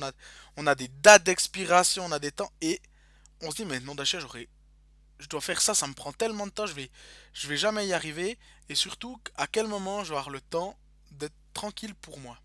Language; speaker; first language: French; native; French